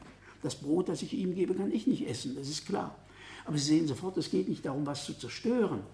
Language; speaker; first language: German; native; German